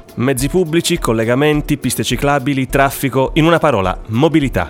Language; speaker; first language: Italian; native; Italian